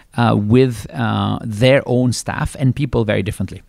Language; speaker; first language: English; non-native, fluent; French